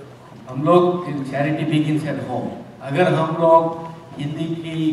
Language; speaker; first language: Hindi; non-native, local second language; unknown